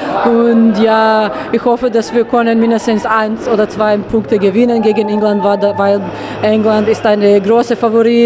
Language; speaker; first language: German; non-native, learner; Serbian